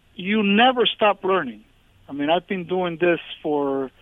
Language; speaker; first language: English; early bilingual, other home language; Spanish